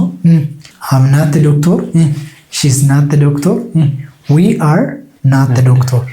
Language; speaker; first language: English; non-native, local second language; Oromo